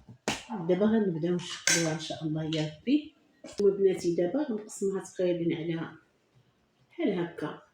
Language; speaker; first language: Arabic; native; Arabic